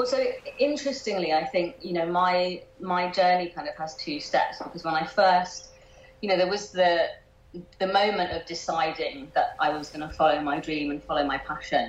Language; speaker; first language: English; native; English